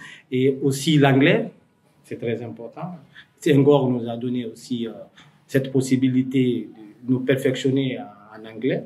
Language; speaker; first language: French; non-native, local second language; Fula